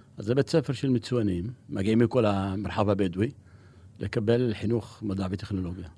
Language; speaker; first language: Hebrew; non-native, local second language; Arabic